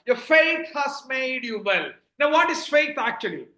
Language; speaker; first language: English; non-native, local second language; Malayalam